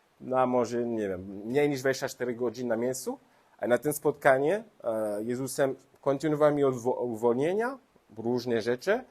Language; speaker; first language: Polish; non-native, learner; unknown